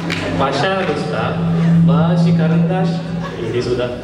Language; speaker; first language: Russian; non-native, learner; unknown